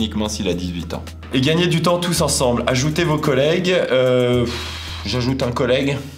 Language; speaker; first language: French; native; French